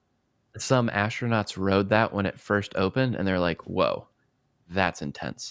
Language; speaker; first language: English; native; English